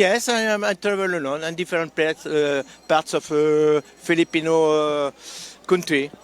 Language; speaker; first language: English; non-native, learner; French